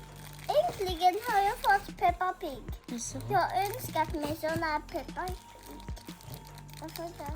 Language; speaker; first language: Swedish; early bilingual, other home language; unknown